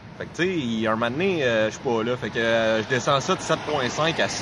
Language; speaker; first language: French; native; French